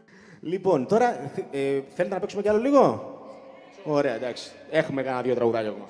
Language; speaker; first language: Greek; native; Greek